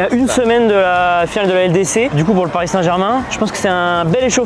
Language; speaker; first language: French; native; French